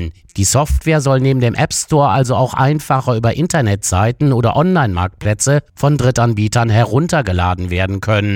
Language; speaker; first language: German; native; German